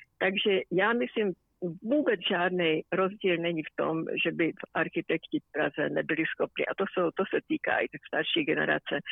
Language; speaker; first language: Czech; native; Czech